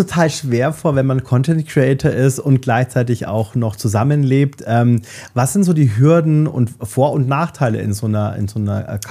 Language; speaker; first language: German; native; German